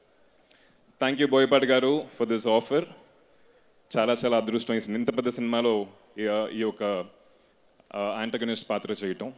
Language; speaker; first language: Telugu; native; Telugu